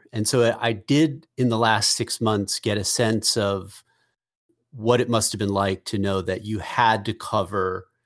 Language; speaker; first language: English; native; English